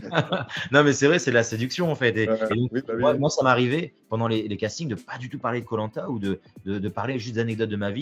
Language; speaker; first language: French; native; French